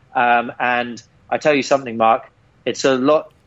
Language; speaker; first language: English; native; English